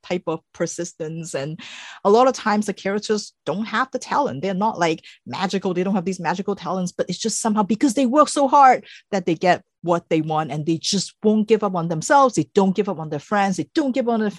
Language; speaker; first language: English; non-native, local second language; Cantonese